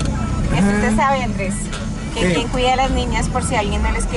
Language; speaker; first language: Spanish; native; Spanish